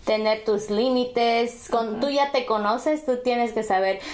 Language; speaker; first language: Spanish; early bilingual, heritage; Spanish